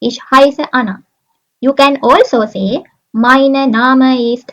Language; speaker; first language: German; non-native, learner; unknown